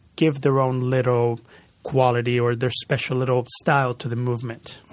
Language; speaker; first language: English; early bilingual, other home language; Spanish